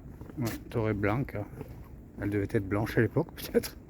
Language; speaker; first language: French; native; French